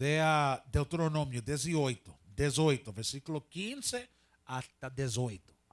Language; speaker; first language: Spanish; early bilingual, heritage; Spanish